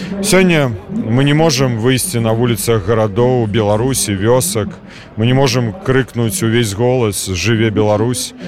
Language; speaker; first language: Belarusian; non-native, local second language; Russian